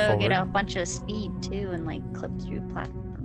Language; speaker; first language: English; native; English